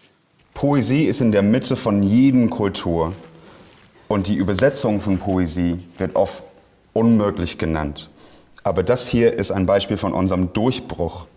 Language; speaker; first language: German; non-native, fluent; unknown